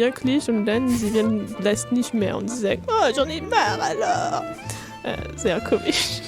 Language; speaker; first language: German; non-native, fluent; French